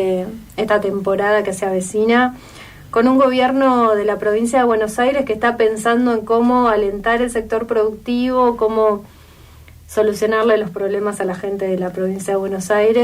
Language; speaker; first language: Spanish; native; Spanish